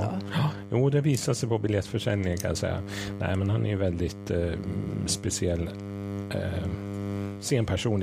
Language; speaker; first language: Swedish; native; Swedish